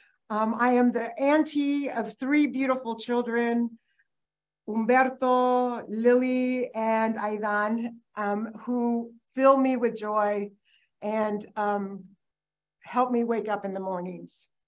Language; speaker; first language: English; early bilingual, other home language; Spanish